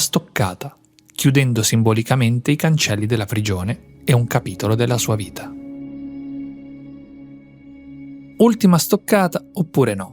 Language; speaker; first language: Italian; native; Italian